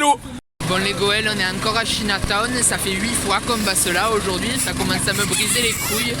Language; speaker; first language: French; native; French